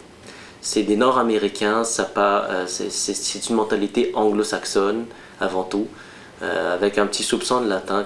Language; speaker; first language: French; non-native, local second language; Malagasy